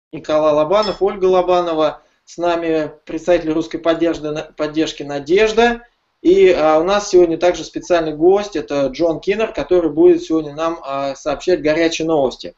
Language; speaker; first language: Russian; native; Russian